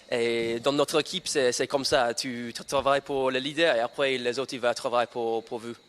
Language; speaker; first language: French; non-native, learner; English